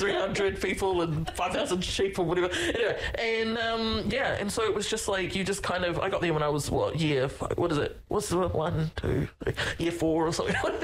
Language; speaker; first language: English; native; English